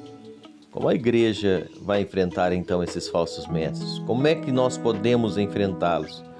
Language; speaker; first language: Portuguese; native; Portuguese